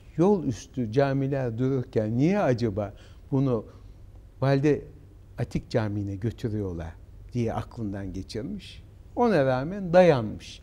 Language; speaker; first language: Turkish; native; Turkish